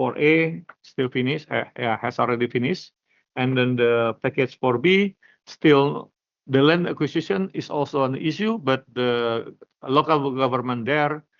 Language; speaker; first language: English; non-native, learner; Indonesian